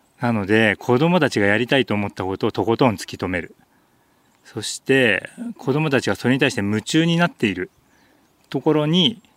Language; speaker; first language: Japanese; native; Japanese